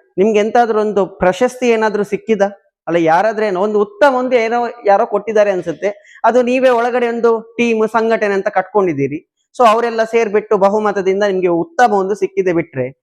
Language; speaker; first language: Kannada; non-native, local second language; Tulu